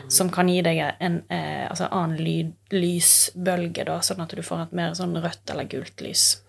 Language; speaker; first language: Norwegian; native; Norwegian